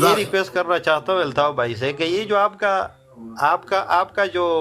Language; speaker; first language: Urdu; non-native, local second language; Pashto